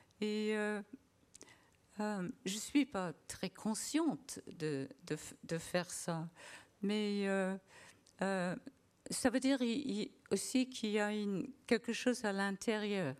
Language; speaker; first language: French; non-native, learner; English